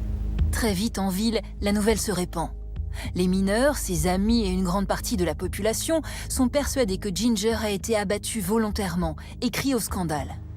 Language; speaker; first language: French; native; French